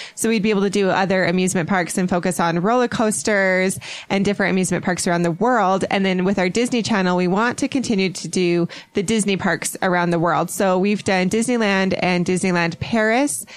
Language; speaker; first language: English; native; English